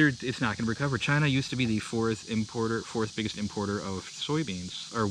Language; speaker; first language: English; native; English